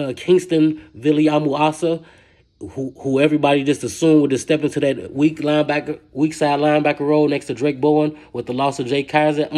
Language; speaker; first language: English; native; English